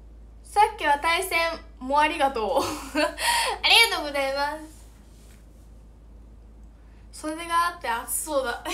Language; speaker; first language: Japanese; native; Japanese